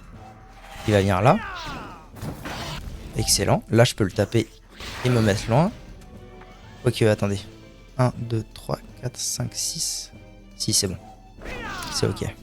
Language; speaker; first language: French; native; French